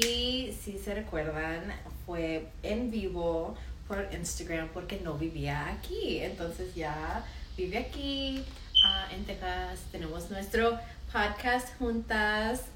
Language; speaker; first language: Spanish; early bilingual, heritage; Spanish